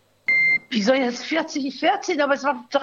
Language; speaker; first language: German; native; German